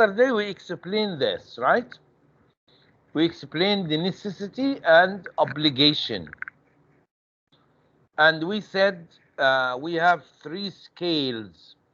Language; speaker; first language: English; non-native, fluent; Arabic